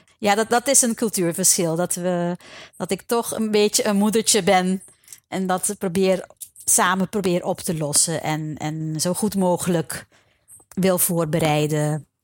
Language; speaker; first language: Dutch; non-native, local second language; Papiamento